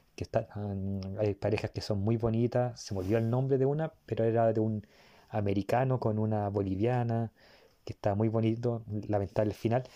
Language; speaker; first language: Spanish; native; Spanish